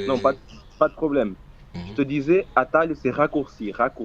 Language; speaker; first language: French; non-native, fluent; Portuguese